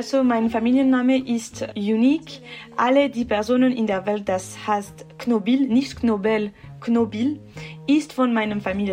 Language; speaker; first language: German; non-native, local second language; French